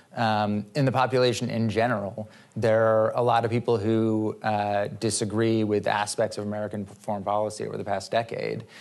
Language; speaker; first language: English; native; English